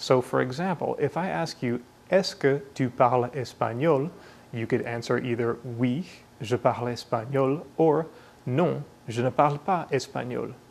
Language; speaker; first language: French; non-native, fluent; English